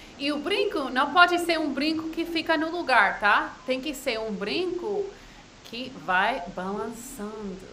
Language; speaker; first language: Portuguese; non-native, fluent; English